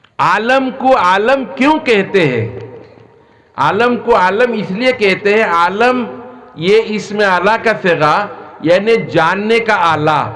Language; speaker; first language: Urdu; non-native, local second language; Assamese